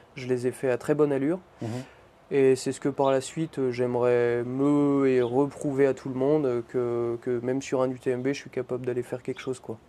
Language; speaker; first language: French; native; French